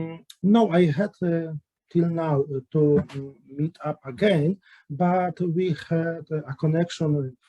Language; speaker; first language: English; non-native, learner; Polish